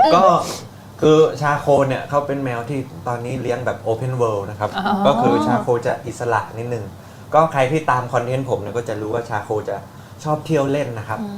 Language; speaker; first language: Thai; native; Thai